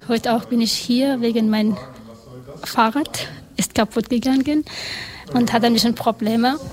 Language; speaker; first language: German; non-native, learner; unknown